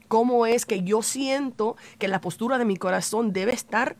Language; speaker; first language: Spanish; early bilingual, heritage; Spanish